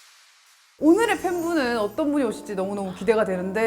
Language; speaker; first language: Korean; native; Korean